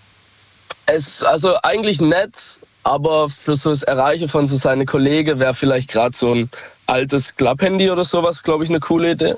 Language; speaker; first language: German; native; German